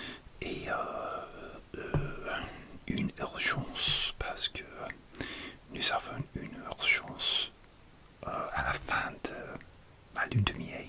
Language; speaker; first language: French; non-native, learner; English